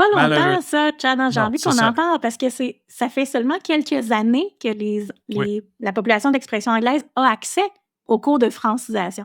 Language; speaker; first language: French; native; French